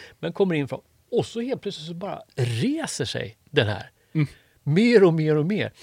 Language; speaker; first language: Swedish; native; Swedish